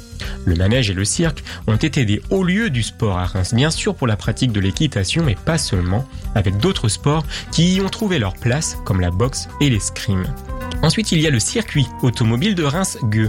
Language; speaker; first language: French; native; French